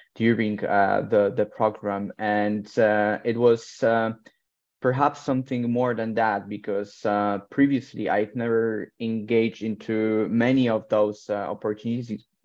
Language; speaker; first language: English; non-native, fluent; Polish